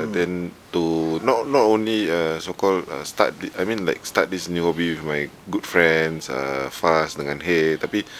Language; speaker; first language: English; non-native, local second language; Malay